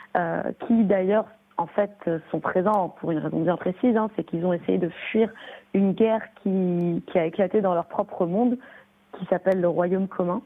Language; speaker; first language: French; native; French